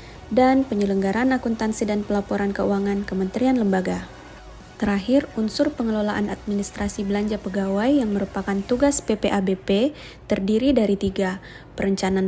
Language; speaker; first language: Indonesian; native; Indonesian